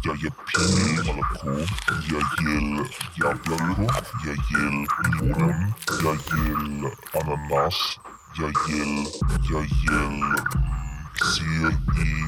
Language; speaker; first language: Russian; non-native, learner; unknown